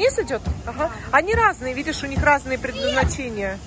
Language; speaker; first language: Russian; native; Russian